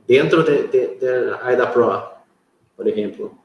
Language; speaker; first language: Spanish; non-native, fluent; Portuguese